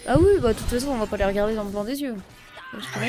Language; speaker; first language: French; native; French